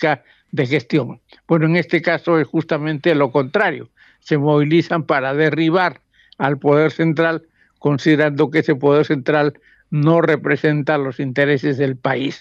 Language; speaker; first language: Spanish; native; Spanish